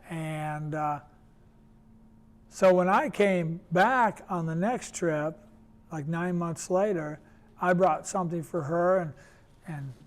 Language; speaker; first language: English; native; English